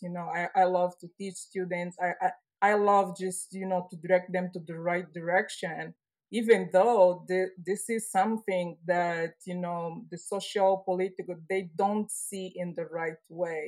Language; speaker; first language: English; non-native, fluent; Portuguese